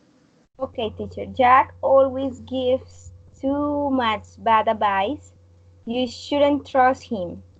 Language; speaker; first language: English; non-native, learner; Spanish